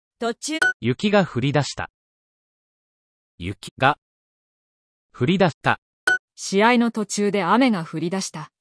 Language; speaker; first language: Japanese; non-native, learner; English